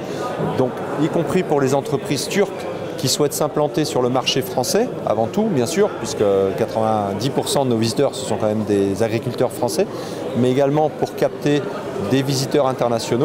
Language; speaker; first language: French; native; French